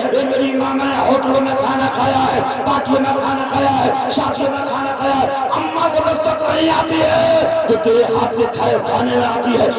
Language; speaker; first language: Urdu; native; Urdu